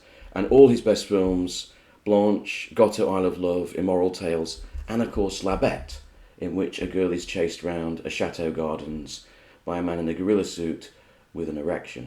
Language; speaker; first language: English; native; English